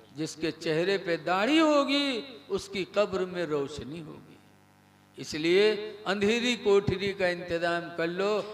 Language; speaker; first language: Hindi; native; Hindi